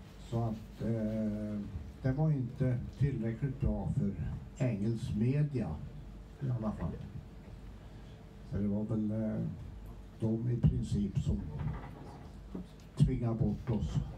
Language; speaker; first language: Swedish; native; Swedish